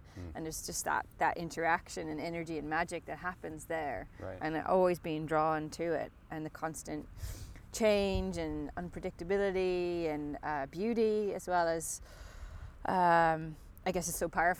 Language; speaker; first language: English; native; English